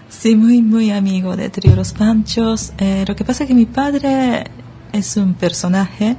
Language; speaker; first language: Spanish; early bilingual, other home language; Japanese